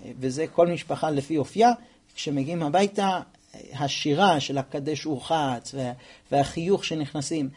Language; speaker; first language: Hebrew; non-native, fluent; English